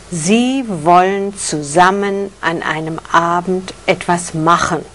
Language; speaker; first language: German; native; German